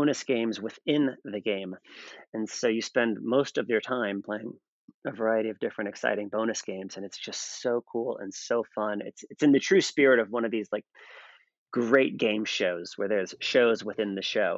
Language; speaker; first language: English; native; English